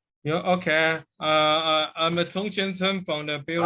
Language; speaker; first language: English; non-native, learner; Chinese